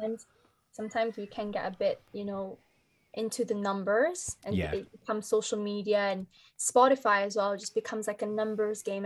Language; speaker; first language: English; native; English